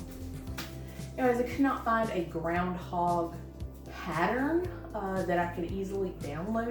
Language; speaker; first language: English; native; English